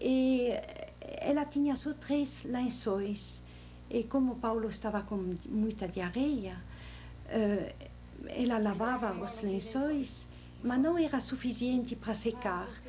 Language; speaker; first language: Portuguese; non-native, fluent; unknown